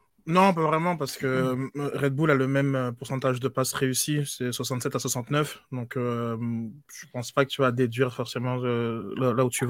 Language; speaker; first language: French; native; French